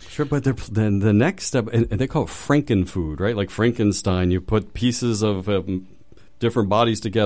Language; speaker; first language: English; native; English